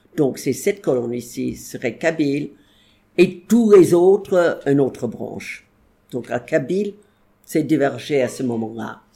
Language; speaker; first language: French; non-native, fluent; English